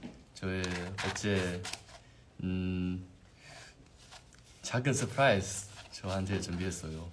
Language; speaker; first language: Korean; non-native, learner; Chinese